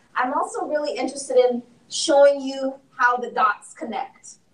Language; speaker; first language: English; native; English